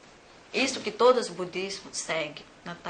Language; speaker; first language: Portuguese; non-native, learner; Thai